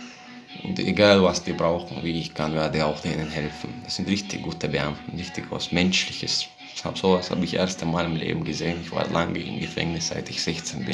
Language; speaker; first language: German; non-native, fluent; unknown